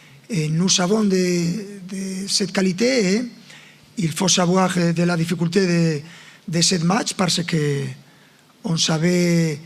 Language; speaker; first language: French; non-native, fluent; Spanish